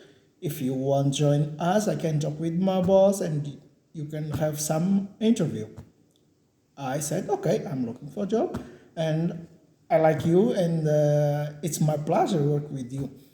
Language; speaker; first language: English; non-native, learner; Portuguese